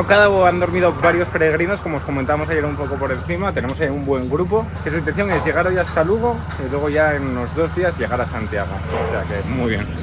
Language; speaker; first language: Spanish; native; Spanish